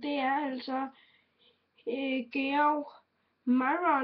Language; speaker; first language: Danish; native; Danish